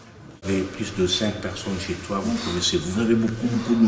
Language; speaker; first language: French; non-native, fluent; Arabic